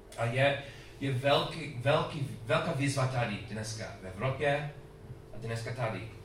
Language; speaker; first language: Czech; non-native, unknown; English